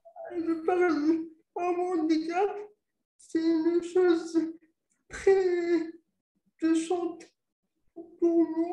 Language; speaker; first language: French; non-native, local second language; Arabic